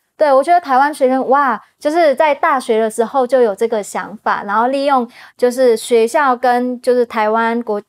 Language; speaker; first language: Chinese; non-native, fluent; Vietnamese